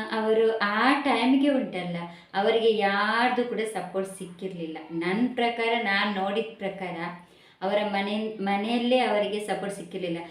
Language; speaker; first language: Kannada; non-native, local second language; Tulu